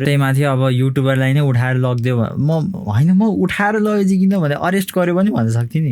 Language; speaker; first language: Nepali; native; Nepali